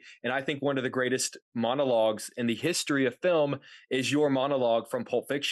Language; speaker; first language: English; native; English